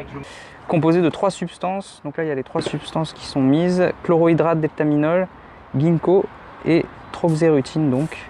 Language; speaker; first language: French; native; French